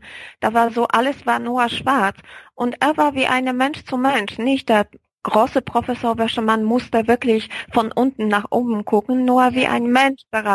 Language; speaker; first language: German; non-native, fluent; Polish